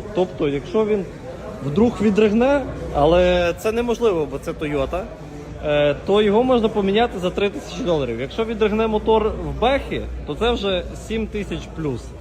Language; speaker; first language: Ukrainian; native; Ukrainian